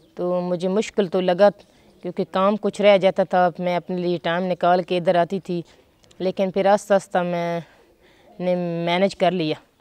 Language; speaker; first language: Urdu; non-native, local second language; Punjabi